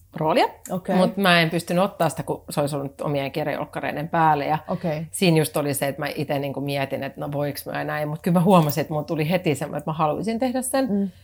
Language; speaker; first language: Finnish; native; Finnish